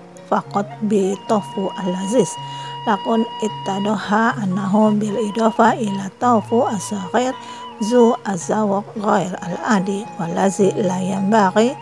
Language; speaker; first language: Arabic; non-native, fluent; Indonesian